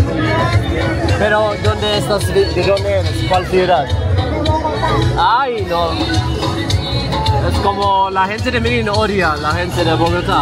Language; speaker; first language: Spanish; non-native, fluent; Swedish